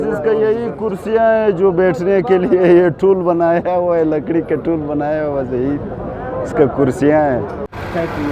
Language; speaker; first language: Hindi; non-native, local second language; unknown